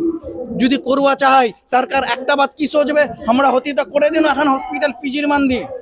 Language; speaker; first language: Bangla; non-native, local second language; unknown